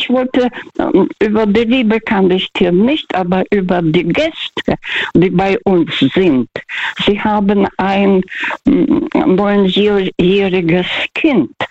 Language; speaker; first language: German; non-native, fluent; Russian